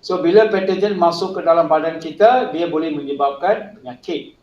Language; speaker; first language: Malay; non-native, local second language; Tamil